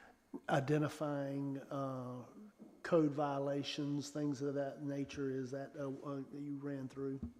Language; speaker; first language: English; native; English